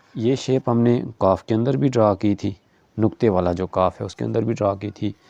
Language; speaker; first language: Urdu; non-native, local second language; Punjabi